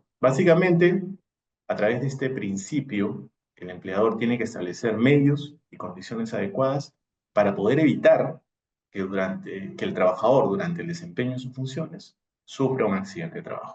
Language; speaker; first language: Spanish; native; Spanish